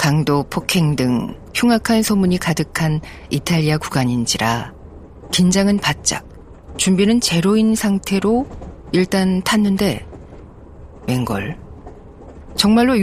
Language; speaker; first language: Korean; native; Korean